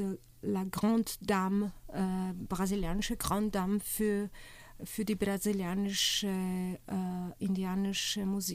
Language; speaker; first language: German; non-native, fluent; Portuguese